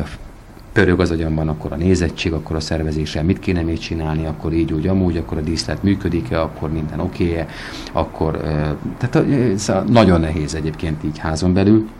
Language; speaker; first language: Hungarian; native; Hungarian